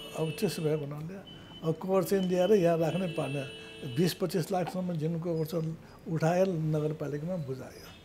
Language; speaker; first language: Nepali; non-native, local second language; Newari